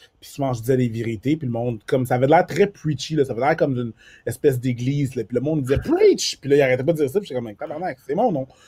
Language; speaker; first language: French; early bilingual, other home language; Haitian Creole